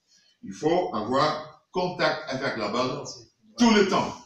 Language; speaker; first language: French; non-native, fluent; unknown